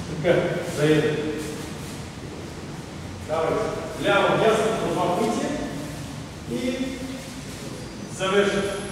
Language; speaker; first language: Bulgarian; non-native, learner; Russian